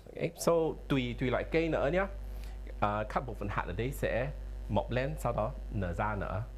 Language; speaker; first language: Vietnamese; non-native, fluent; English